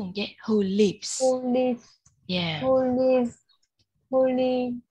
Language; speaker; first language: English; non-native, fluent; Vietnamese